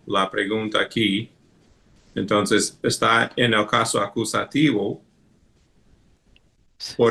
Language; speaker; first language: Spanish; non-native, fluent; English